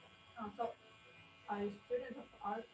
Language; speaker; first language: English; non-native, learner; Ukrainian